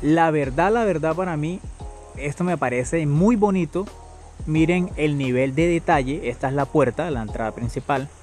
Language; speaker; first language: Spanish; native; Spanish